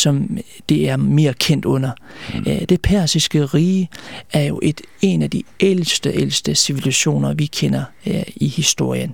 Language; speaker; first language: Danish; early bilingual, other home language; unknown